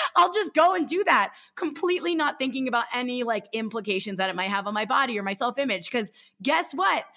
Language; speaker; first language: English; native; English